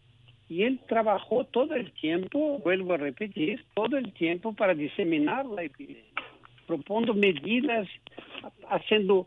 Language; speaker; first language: Spanish; non-native, local second language; Portuguese